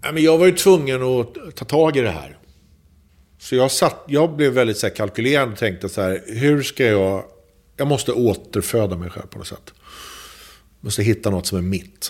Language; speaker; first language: Swedish; native; Swedish